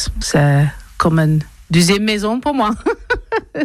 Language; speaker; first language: French; non-native, learner; English